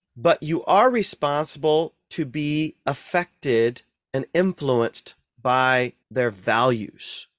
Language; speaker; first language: English; native; English